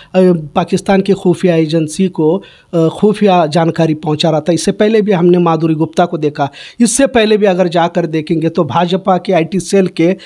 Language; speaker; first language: Hindi; non-native, local second language; Urdu